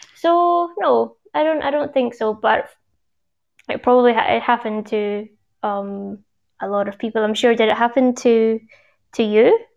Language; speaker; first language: English; native; English